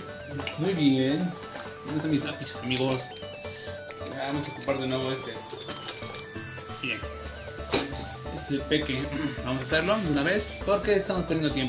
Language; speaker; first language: Spanish; native; Spanish